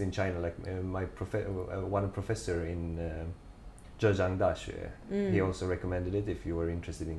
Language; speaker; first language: English; non-native, fluent; Swedish